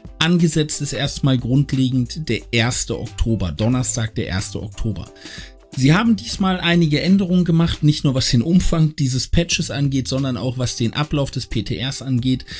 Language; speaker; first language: German; native; German